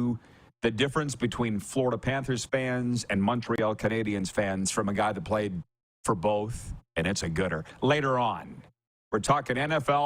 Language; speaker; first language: English; native; English